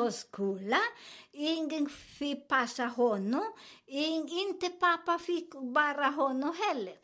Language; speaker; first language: Swedish; non-native, fluent; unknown